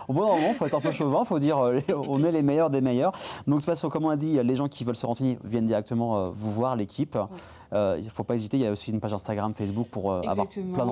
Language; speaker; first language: French; native; French